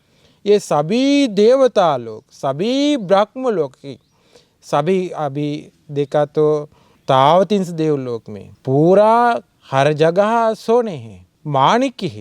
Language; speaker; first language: Hindi; non-native, fluent; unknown